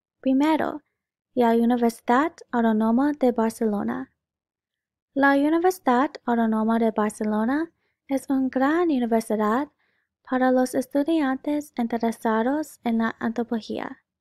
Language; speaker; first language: Spanish; non-native, learner; English